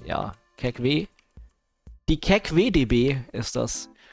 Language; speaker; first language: German; native; German